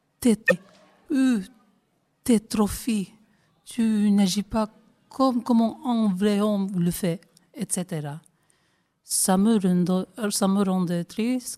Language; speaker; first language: French; non-native, learner; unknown